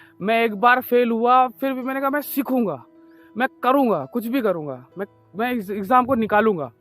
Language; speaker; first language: Hindi; native; Hindi